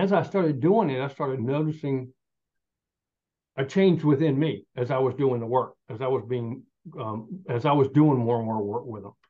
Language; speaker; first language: English; native; English